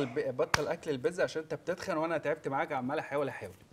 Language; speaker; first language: Arabic; native; Arabic